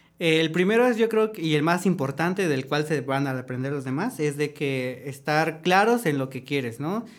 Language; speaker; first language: Spanish; native; Spanish